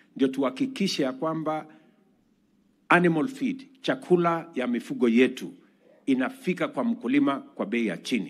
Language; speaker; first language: Swahili; non-native, local second language; Kalenjin